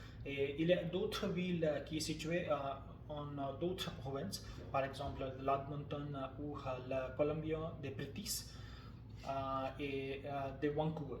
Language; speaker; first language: French; non-native, learner; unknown